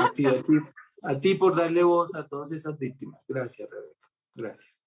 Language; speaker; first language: Spanish; native; Spanish